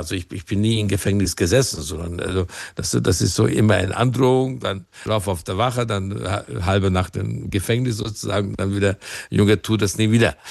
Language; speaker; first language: German; non-native, fluent; Hungarian